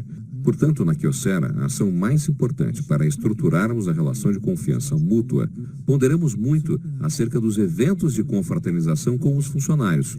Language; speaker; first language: Portuguese; native; Portuguese